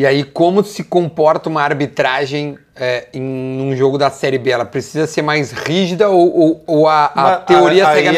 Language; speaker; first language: Portuguese; native; Portuguese